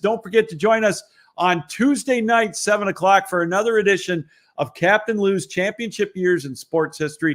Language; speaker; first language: English; native; English